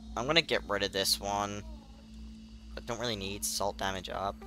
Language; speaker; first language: English; native; English